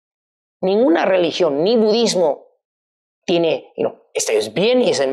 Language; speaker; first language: Spanish; non-native, fluent; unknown